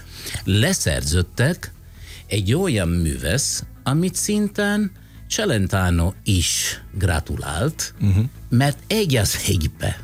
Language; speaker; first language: Hungarian; non-native, fluent; Italian